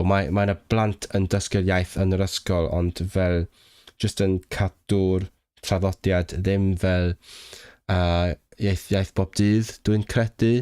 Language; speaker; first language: Welsh; non-native, fluent; Cantonese